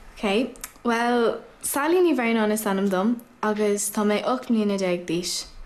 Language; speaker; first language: Irish; non-native, local second language; English